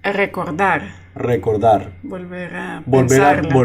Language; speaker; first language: Spanish; non-native, fluent; Dutch